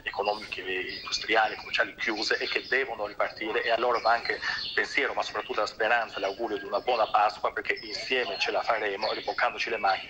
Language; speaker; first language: Italian; native; Italian